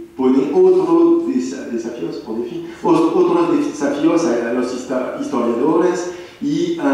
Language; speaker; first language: Spanish; non-native, learner; French